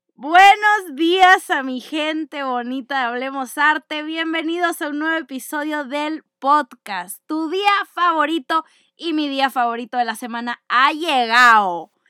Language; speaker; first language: Spanish; native; Spanish